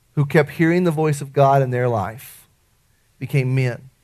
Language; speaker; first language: English; native; English